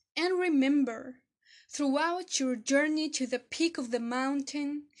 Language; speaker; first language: English; non-native, fluent; Arabic